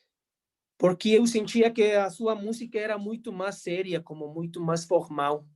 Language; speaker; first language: Portuguese; non-native, fluent; Spanish